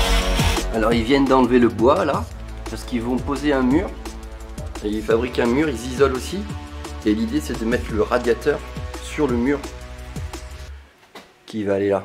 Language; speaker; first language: French; native; French